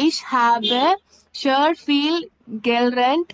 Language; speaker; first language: German; non-native, learner; Tamil